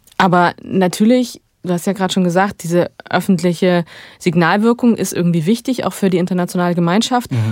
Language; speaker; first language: German; native; German